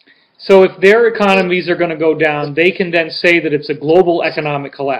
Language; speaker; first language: English; native; English